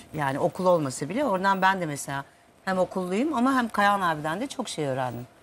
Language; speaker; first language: Turkish; native; Turkish